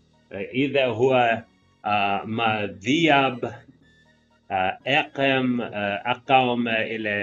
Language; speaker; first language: Arabic; non-native, learner; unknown